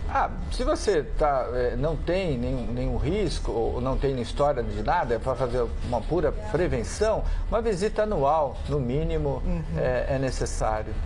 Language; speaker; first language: Portuguese; native; Portuguese